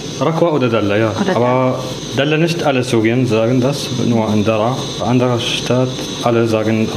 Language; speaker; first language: German; non-native, learner; Arabic